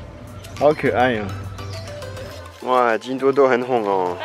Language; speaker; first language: Chinese; non-native, fluent; French